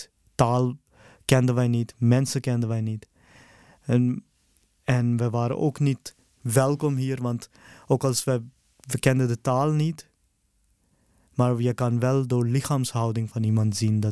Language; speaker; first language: Dutch; early bilingual, other home language; Urdu